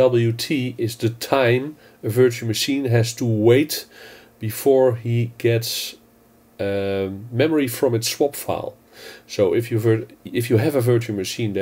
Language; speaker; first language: English; non-native, fluent; Dutch